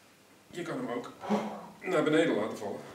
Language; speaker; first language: Dutch; native; Dutch